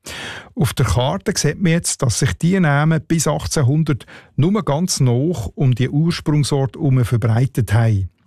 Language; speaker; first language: German; native; German